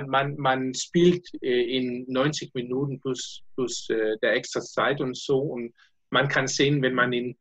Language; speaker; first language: German; non-native, learner; Danish